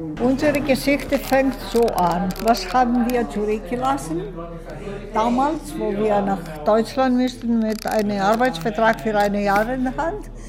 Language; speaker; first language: German; non-native, learner; Greek